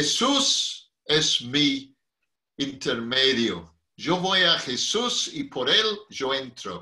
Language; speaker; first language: Spanish; non-native, fluent; English